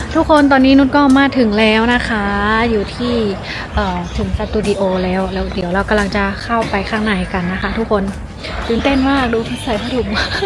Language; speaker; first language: Thai; non-native, fluent; Lao